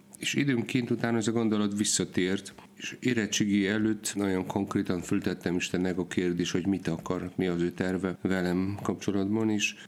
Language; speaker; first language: Hungarian; non-native, fluent; Polish